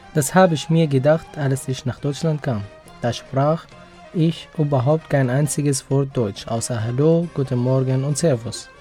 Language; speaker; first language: German; non-native, fluent; Arabic